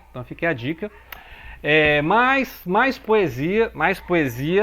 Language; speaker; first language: Portuguese; native; Portuguese